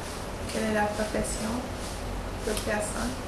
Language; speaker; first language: French; non-native, learner; English